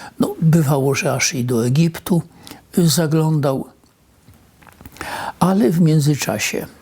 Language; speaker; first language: Polish; native; Polish